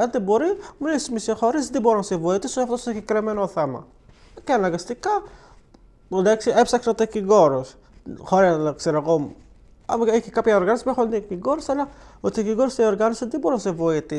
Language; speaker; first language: Greek; non-native, learner; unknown